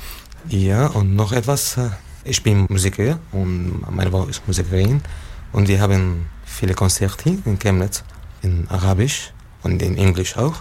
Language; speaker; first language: German; non-native, learner; Arabic